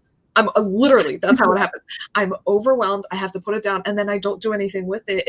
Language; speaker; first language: English; native; English